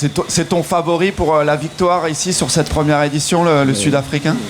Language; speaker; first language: French; native; French